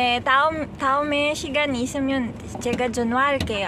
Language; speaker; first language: Korean; non-native, learner; Filipino